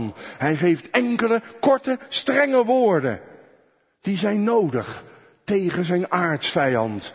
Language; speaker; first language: Dutch; native; Dutch